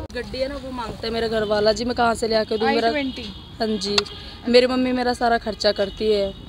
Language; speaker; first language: Hindi; native; Hindi